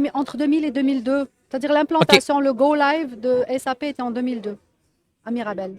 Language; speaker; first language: French; non-native, local second language; Arabic